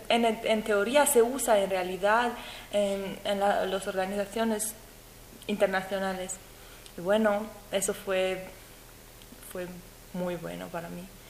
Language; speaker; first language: Spanish; non-native, fluent; English